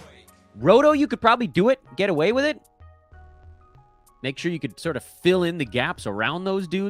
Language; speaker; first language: English; native; English